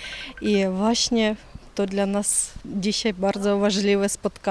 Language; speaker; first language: Polish; non-native, learner; Ukrainian